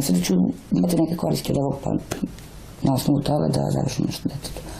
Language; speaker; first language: Bosnian; native; Bosnian